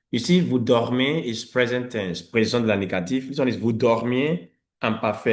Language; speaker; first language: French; non-native, fluent; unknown